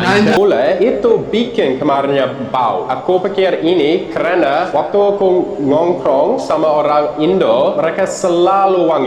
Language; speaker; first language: Indonesian; non-native, fluent; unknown